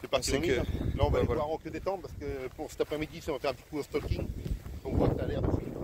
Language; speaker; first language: French; native; French